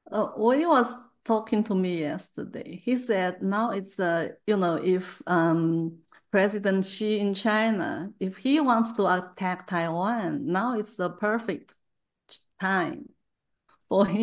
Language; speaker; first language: English; non-native, fluent; Chinese